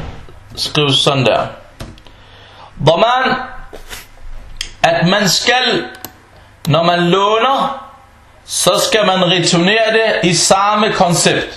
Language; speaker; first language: Danish; early bilingual, other home language; Arabic